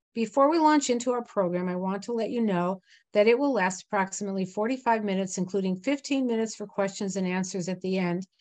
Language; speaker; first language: English; native; English